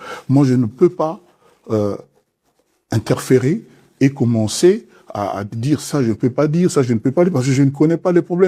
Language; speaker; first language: French; non-native, local second language; Lingala